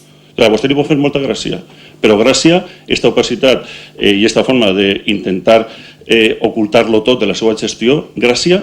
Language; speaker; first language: Catalan; native; Catalan